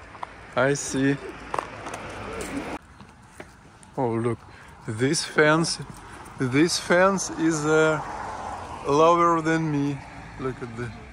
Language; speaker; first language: English; non-native, learner; Russian